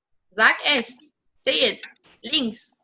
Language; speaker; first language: German; non-native, fluent; French